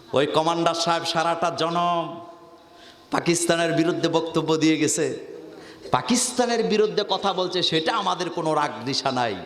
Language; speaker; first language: Bangla; native; Bangla